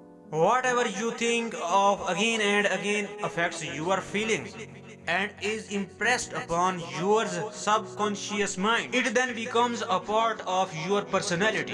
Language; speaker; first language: English; non-native, local second language; Urdu